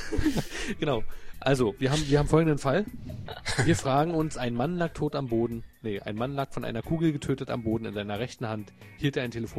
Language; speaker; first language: German; native; German